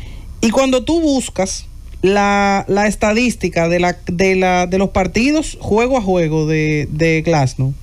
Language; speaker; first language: Spanish; native; Spanish